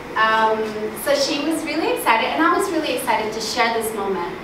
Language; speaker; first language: English; early bilingual, other home language; Spanish